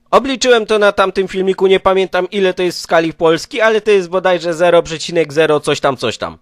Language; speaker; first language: Polish; native; Polish